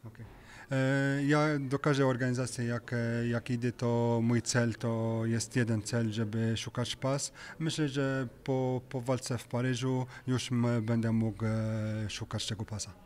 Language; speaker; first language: Polish; non-native, learner; French